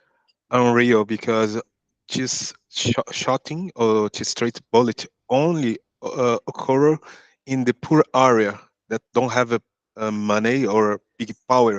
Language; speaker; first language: English; non-native, learner; Portuguese